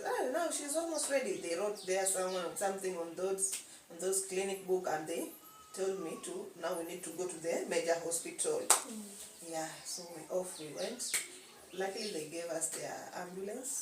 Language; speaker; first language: English; non-native, local second language; Swahili